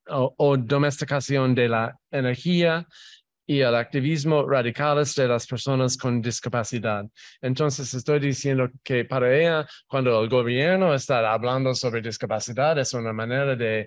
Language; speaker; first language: Spanish; non-native, fluent; English